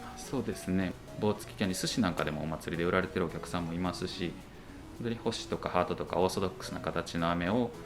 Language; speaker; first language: Japanese; native; Japanese